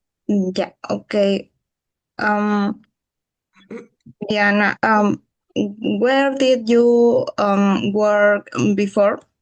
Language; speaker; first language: English; non-native, learner; Spanish